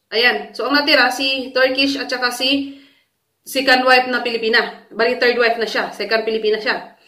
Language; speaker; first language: Filipino; native; Filipino